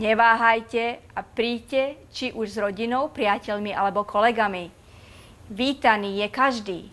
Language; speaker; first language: Slovak; native; Slovak